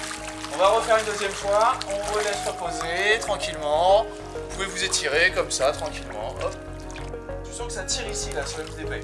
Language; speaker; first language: French; native; French